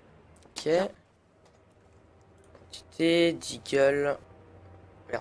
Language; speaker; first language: French; native; French